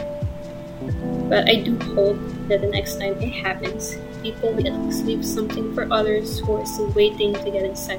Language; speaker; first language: English; non-native, local second language; Filipino